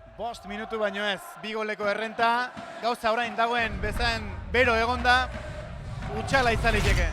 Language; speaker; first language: Basque; native; Basque